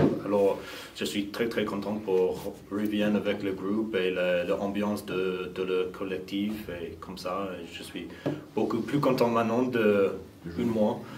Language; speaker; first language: French; non-native, fluent; English